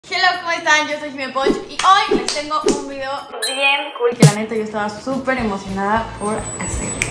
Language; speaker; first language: Spanish; native; Spanish